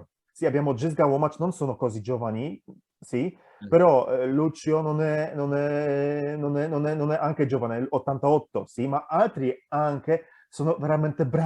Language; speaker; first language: Italian; non-native, fluent; Polish